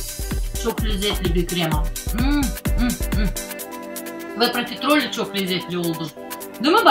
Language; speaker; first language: Turkish; non-native, learner; Russian